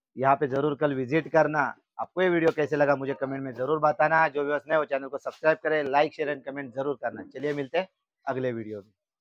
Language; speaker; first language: Hindi; non-native, local second language; Marathi